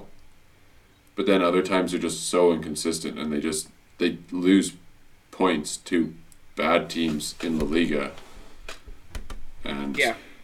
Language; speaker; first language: English; native; English